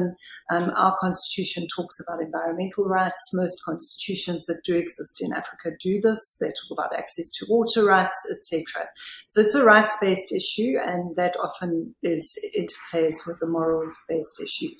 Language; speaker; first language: English; native; English